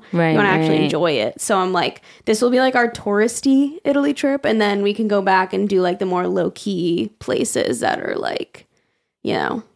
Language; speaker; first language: English; early bilingual, other home language; Italian